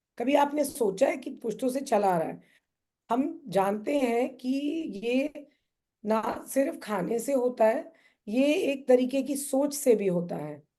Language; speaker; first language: Hindi; native; Hindi